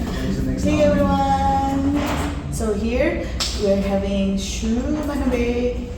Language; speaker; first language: English; non-native, fluent; Indonesian